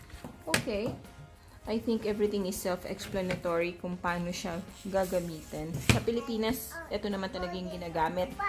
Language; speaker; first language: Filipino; native; Filipino